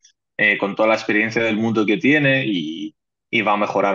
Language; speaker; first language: Spanish; non-native, fluent; Greek